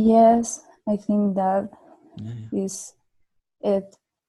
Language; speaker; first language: English; non-native, learner; Spanish